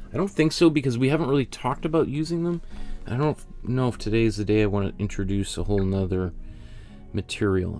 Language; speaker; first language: English; native; English